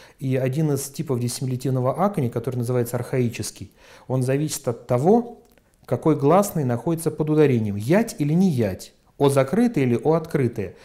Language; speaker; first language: Russian; native; Russian